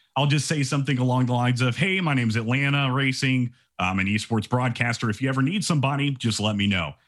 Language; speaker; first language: English; native; English